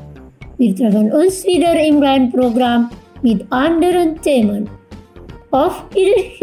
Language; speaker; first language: German; non-native, fluent; Indonesian